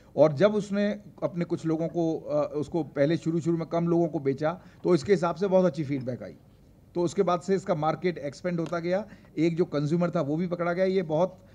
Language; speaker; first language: Hindi; native; Hindi